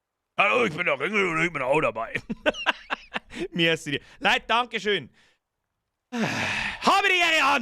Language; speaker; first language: German; native; German